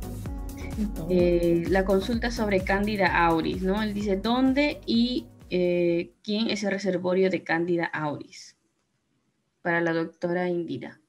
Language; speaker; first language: Spanish; native; Spanish